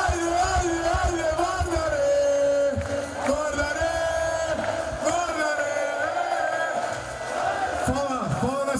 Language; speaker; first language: Macedonian; non-native, learner; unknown